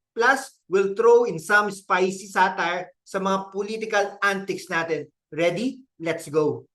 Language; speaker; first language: English; non-native, local second language; Filipino